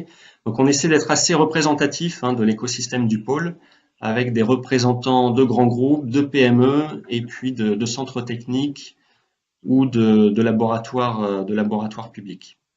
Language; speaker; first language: French; native; French